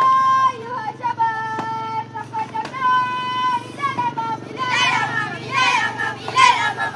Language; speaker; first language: Arabic; non-native, learner; Malay